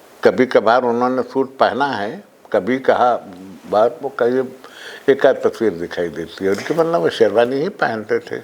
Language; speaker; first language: Urdu; native; Urdu